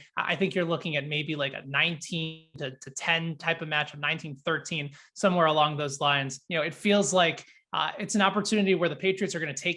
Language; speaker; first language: English; native; English